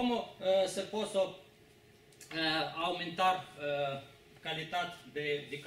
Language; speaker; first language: Italian; non-native, learner; Spanish